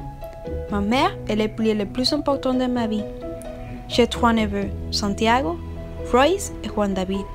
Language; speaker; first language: French; non-native, fluent; Spanish